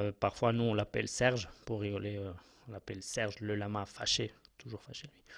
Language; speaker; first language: French; non-native, fluent; Spanish